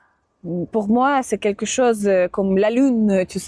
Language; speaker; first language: French; non-native, fluent; Russian